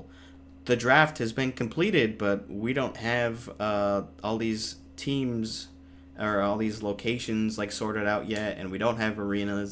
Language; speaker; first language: English; native; English